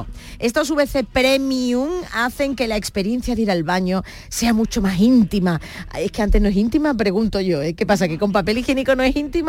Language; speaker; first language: Spanish; native; Spanish